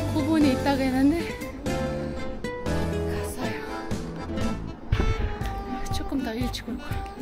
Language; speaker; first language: Korean; non-native, fluent; Uzbek